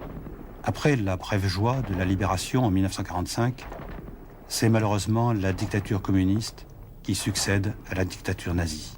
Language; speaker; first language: French; native; French